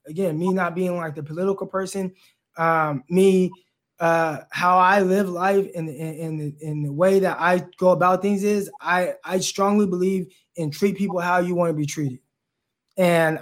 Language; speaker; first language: English; native; English